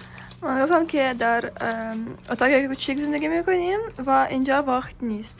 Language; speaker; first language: Persian; non-native, learner; Ukrainian